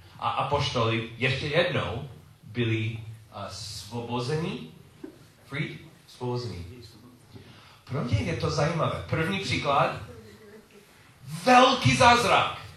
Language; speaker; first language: Czech; non-native, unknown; English